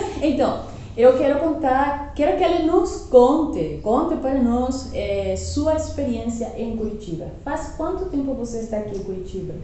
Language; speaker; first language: Portuguese; non-native, learner; Spanish